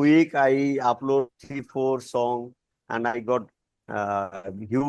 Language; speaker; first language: English; non-native, learner; Bangla